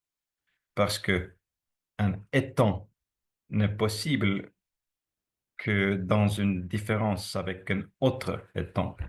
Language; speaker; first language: French; non-native, fluent; Estonian